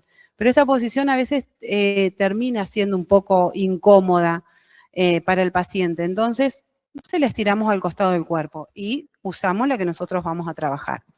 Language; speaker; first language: Spanish; native; Spanish